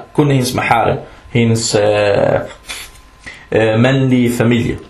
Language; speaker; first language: Danish; non-native, fluent; Arabic